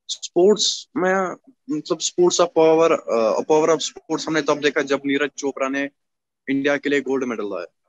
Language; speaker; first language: Hindi; native; Hindi